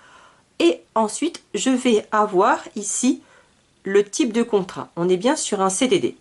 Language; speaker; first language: French; native; French